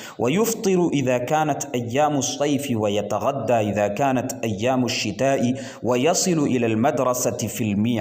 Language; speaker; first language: Arabic; non-native, fluent; Urdu